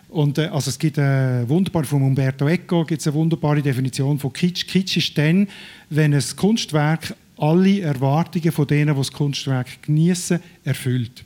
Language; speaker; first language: German; native; German